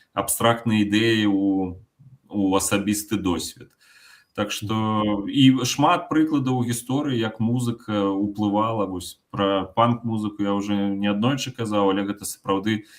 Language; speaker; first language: Belarusian; non-native, local second language; Russian